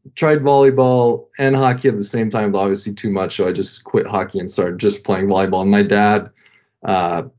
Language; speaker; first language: English; non-native, fluent; French